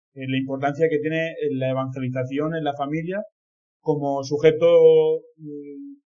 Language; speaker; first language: Spanish; native; Spanish